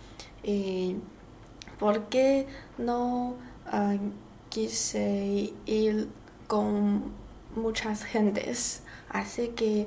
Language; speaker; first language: Spanish; non-native, learner; Chinese